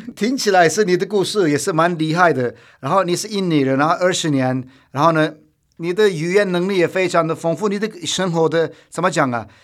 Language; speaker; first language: Chinese; non-native, fluent; Turkish